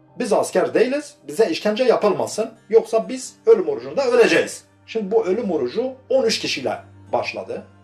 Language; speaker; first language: Turkish; non-native, local second language; Kurdish